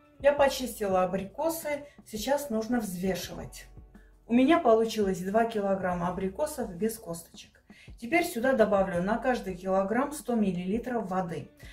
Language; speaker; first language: Russian; non-native, local second language; Armenian